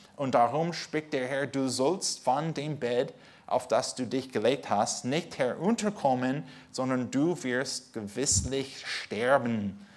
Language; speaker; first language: German; non-native, fluent; English